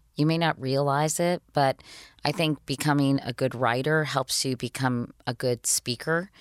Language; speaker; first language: English; native; English